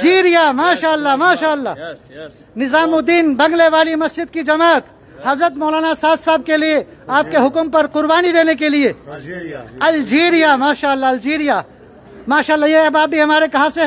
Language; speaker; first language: Hindi; native; Hindi